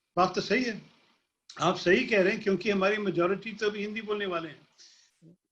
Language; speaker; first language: Hindi; non-native, local second language; Malayalam